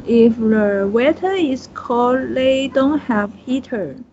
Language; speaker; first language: English; non-native, learner; Chinese